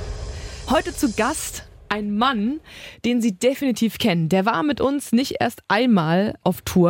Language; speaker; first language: German; native; German